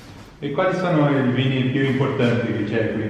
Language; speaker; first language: Italian; non-native, learner; Portuguese